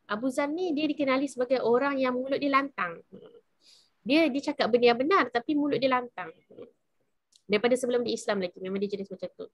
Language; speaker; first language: Malay; native; Malay